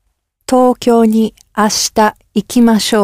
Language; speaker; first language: Japanese; non-native, learner; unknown